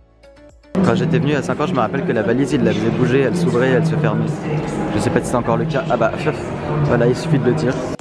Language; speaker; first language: French; native; French